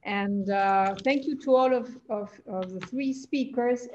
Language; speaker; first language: English; non-native, fluent; Spanish